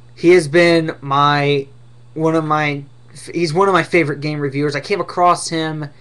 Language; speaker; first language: English; native; English